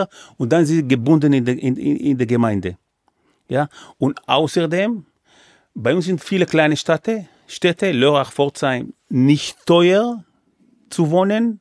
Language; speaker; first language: German; non-native, fluent; Hebrew